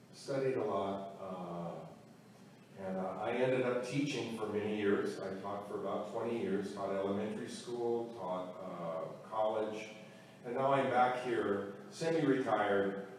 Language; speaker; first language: English; native; English